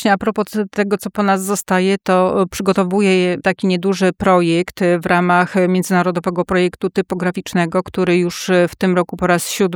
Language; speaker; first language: Polish; native; Polish